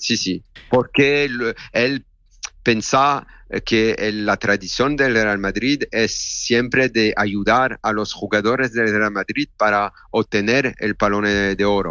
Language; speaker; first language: Spanish; non-native, learner; French